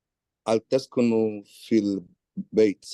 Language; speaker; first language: Arabic; non-native, learner; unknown